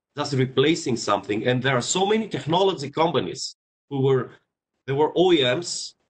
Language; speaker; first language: English; non-native, fluent; Greek